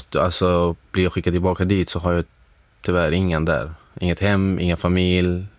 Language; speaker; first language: Swedish; non-native, fluent; Arabic